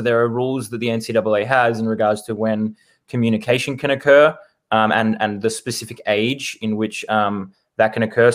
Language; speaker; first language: English; native; English